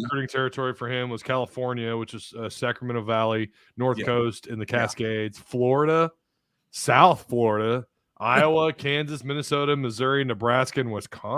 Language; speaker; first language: English; native; English